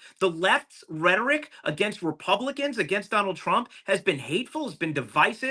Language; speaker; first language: English; native; English